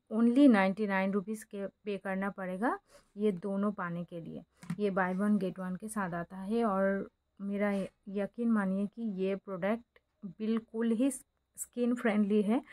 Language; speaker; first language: Hindi; non-native, local second language; Bangla